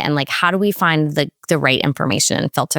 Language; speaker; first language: English; native; English